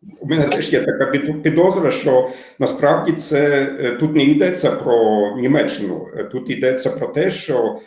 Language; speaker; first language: Ukrainian; non-native, fluent; German